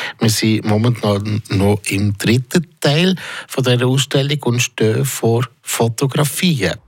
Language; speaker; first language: German; native; German